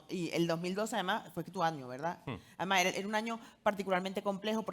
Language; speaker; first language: Spanish; native; Spanish